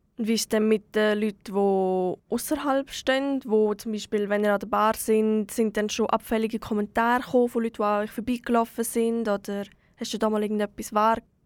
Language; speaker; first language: German; native; German